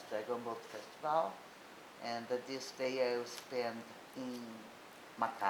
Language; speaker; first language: English; non-native, learner; Portuguese